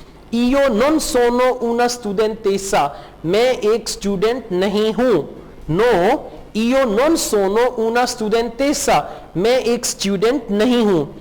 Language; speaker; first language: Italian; non-native, fluent; Urdu